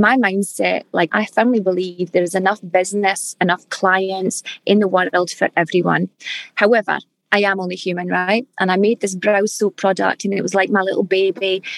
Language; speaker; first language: English; native; English